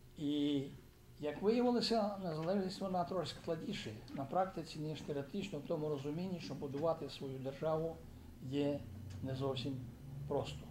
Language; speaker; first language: Ukrainian; native; Ukrainian